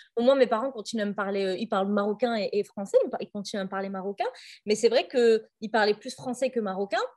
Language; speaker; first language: French; native; French